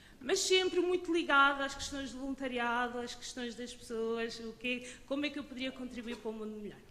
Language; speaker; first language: Portuguese; early bilingual, other home language; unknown